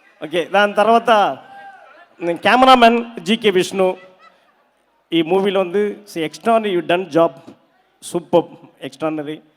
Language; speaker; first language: Telugu; non-native, fluent; Tamil